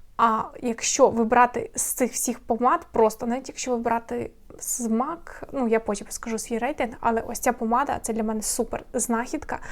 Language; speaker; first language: Ukrainian; non-native, local second language; Russian